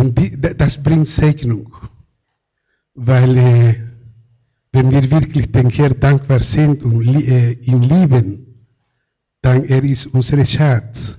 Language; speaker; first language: German; non-native, fluent; Spanish